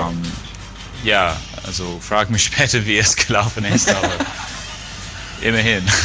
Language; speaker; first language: German; non-native, fluent; English